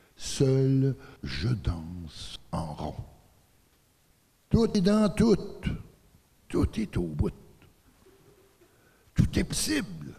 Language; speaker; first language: French; native; French